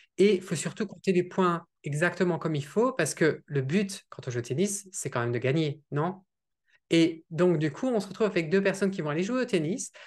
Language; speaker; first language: French; native; French